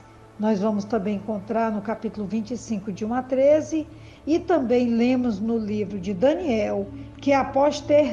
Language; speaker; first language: Portuguese; native; Portuguese